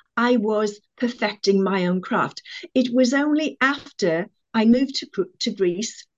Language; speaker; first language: English; native; English